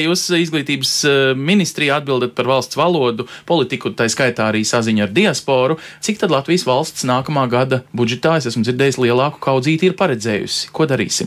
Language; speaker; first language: Latvian; native; Latvian